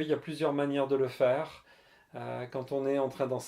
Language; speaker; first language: French; native; French